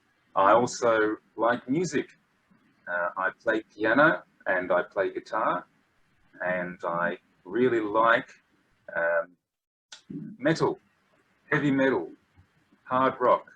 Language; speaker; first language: English; non-native, fluent; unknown